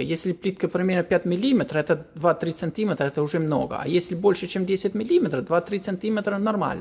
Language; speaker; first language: Russian; non-native, learner; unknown